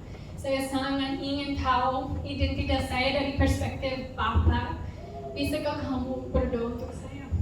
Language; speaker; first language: Indonesian; non-native, fluent; English